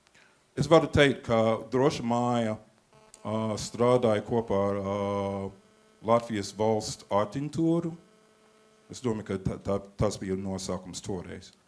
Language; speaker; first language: Latvian; non-native, fluent; English